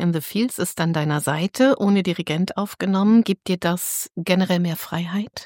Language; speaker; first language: German; native; German